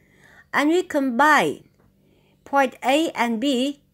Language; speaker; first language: English; non-native, fluent; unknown